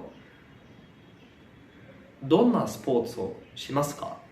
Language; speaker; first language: Japanese; non-native, fluent; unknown